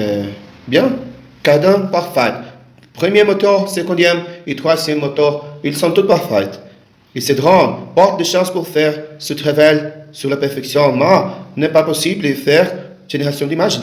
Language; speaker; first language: French; non-native, learner; Portuguese